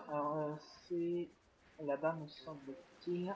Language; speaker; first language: French; native; French